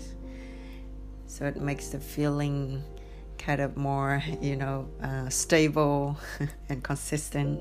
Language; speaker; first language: English; non-native, fluent; Vietnamese